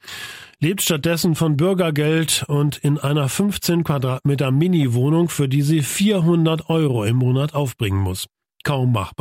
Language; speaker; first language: German; native; German